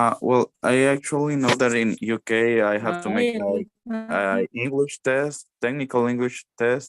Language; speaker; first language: English; non-native, learner; Spanish